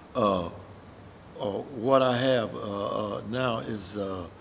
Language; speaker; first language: English; native; English